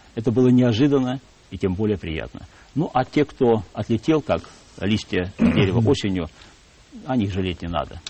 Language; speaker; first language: Russian; native; Russian